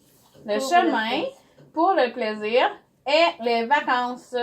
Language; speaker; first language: French; native; French